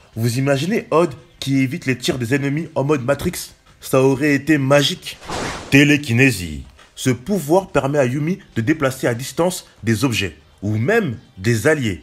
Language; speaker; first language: French; native; French